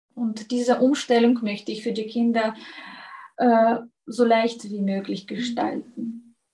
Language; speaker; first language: German; non-native, fluent; Russian